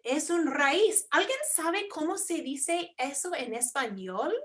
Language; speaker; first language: Spanish; non-native, fluent; English